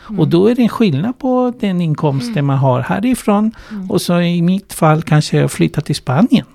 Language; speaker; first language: Swedish; non-native, fluent; Spanish